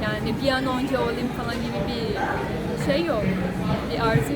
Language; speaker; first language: Turkish; non-native, fluent; Portuguese